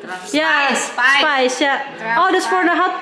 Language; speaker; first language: Dutch; non-native, learner; Waray